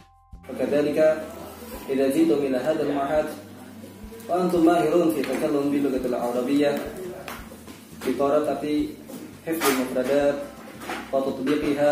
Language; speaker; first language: Arabic; non-native, fluent; Indonesian